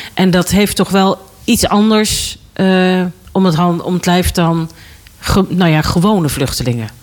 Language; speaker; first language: Dutch; native; Dutch